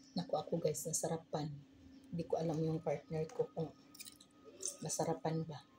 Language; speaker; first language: Filipino; non-native, local second language; Hiligaynon